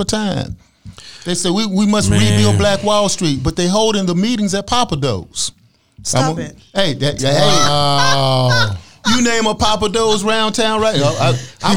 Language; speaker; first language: English; native; English